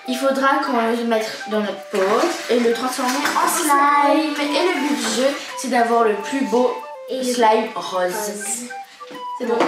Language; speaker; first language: French; native; French